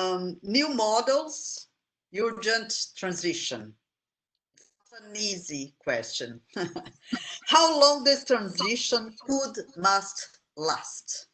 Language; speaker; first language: English; non-native, fluent; Portuguese